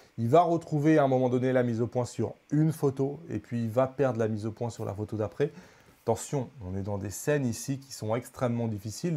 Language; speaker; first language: French; native; French